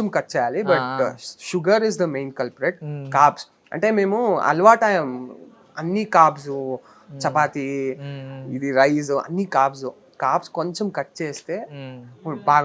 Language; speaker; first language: Telugu; non-native, learner; Kannada